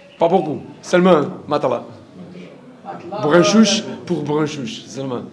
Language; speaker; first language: French; non-native, learner; Portuguese